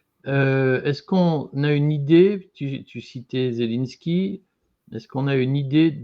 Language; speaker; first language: French; native; French